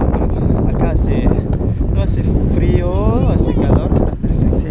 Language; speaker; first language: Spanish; non-native, learner; Portuguese